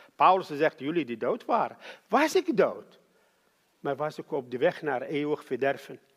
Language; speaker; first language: Dutch; non-native, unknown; Arabic